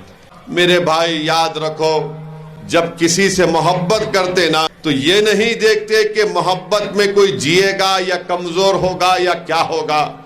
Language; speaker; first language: Urdu; native; Urdu